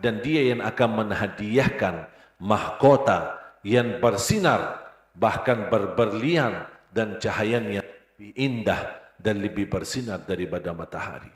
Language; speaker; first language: Indonesian; non-native, fluent; Arabic